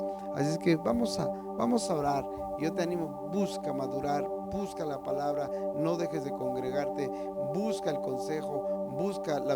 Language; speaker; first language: Spanish; native; Spanish